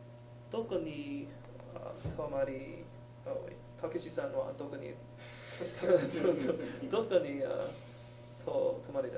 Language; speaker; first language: Japanese; non-native, learner; English